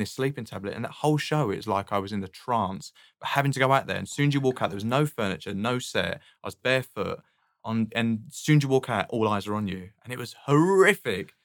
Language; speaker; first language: English; native; English